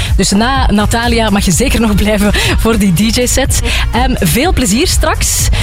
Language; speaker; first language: Dutch; native; Dutch